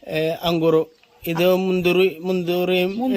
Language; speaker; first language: Malayalam; non-native, learner; Hindi